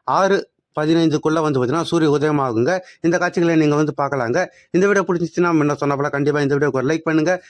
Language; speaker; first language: Tamil; native; Tamil